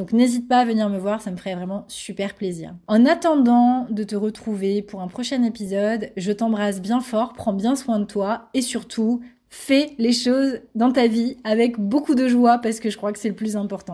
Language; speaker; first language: French; native; French